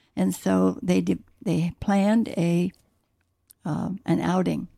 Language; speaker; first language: English; native; English